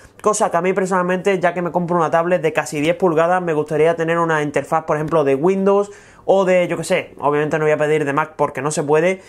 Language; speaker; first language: Spanish; native; Spanish